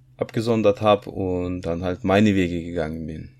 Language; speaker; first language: German; non-native, fluent; Russian